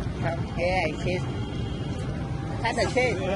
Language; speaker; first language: English; non-native, learner; Vietnamese